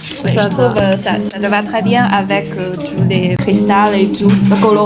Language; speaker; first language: French; non-native, fluent; Chinese